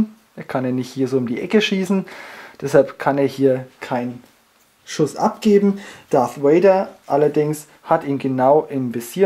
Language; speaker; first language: German; native; German